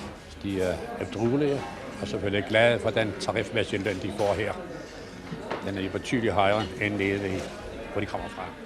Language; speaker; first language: Danish; native; Danish